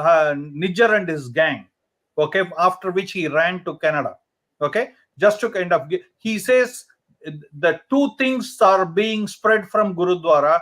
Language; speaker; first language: English; non-native, local second language; Hindi